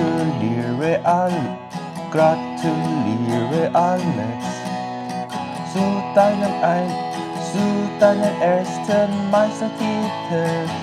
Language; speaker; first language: German; non-native, learner; English